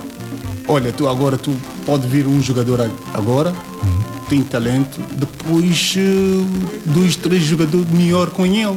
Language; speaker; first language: Portuguese; non-native, learner; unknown